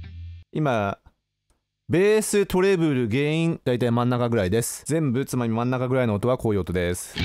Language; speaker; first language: Japanese; native; Japanese